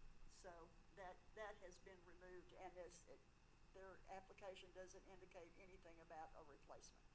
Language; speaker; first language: English; native; English